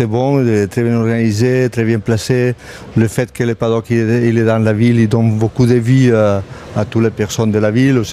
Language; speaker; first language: French; non-native, fluent; Spanish